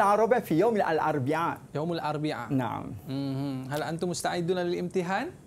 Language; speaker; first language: Arabic; non-native, fluent; Malay